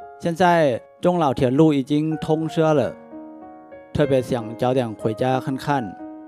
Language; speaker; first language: Chinese; non-native, fluent; Lao